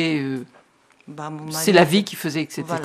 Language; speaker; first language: French; native; French